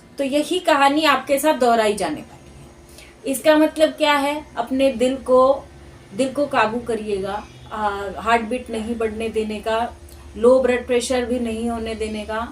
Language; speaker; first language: Hindi; non-native, local second language; Marathi